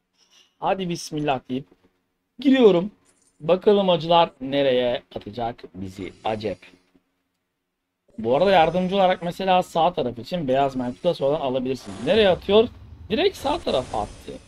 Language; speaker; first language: Turkish; native; Turkish